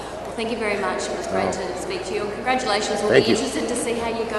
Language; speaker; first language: English; native; English